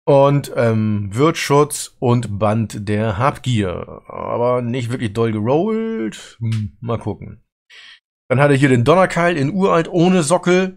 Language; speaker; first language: German; native; German